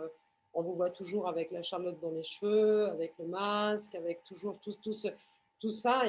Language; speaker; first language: French; native; French